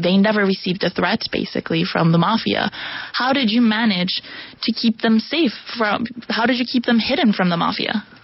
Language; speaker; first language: English; non-native, fluent; Spanish